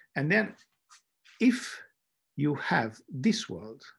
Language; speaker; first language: English; non-native, fluent; Hungarian